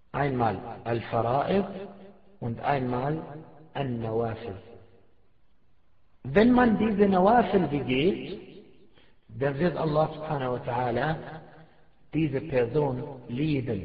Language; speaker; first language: German; non-native, fluent; Arabic